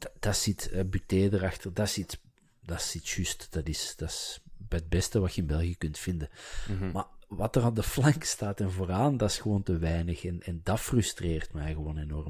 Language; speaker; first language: Dutch; native; Dutch